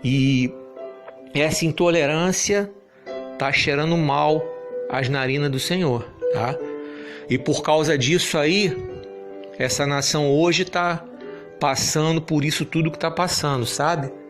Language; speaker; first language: Portuguese; native; Portuguese